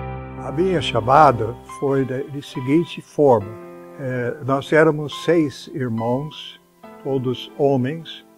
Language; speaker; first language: Portuguese; non-native, fluent; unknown